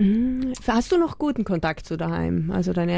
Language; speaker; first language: German; native; German